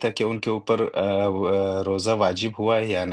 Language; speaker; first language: Urdu; native; Urdu